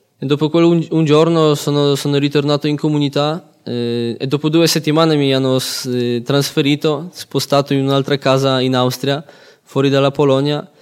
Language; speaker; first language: Italian; non-native, fluent; Polish